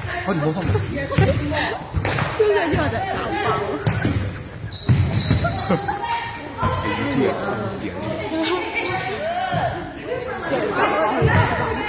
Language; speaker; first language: Cantonese; native; Cantonese